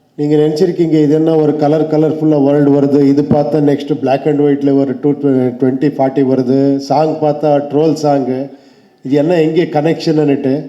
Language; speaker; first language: Tamil; non-native, learner; Kannada